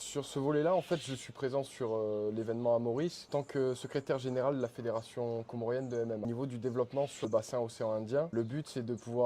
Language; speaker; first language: French; non-native, local second language; Comorian